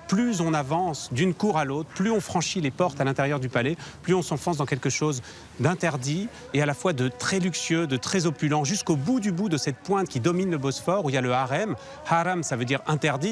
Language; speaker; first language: French; native; French